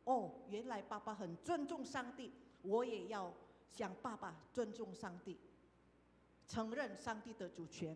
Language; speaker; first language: Chinese; non-native, fluent; Indonesian